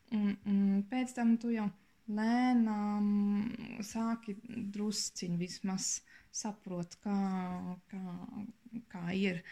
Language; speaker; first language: Latvian; non-native, learner; German